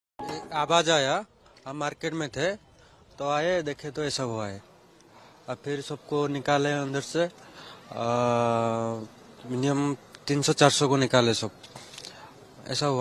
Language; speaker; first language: Hindi; non-native, local second language; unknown